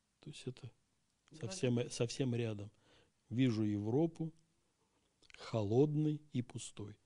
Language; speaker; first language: Russian; native; Russian